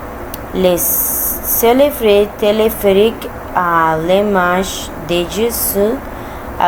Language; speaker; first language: French; non-native, learner; Spanish